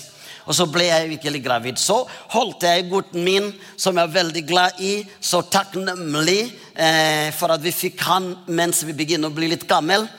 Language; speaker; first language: Norwegian; non-native, fluent; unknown